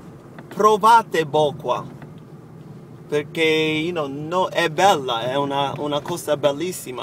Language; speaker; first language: Italian; non-native, fluent; English